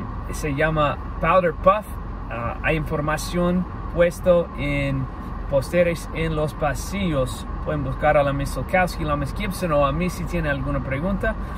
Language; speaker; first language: Spanish; non-native, fluent; English